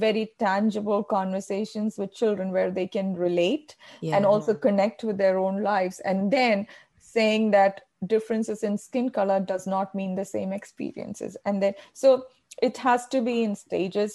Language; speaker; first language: English; non-native, local second language; Malayalam